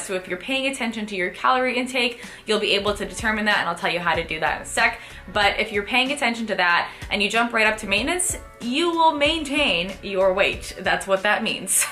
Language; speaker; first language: English; native; English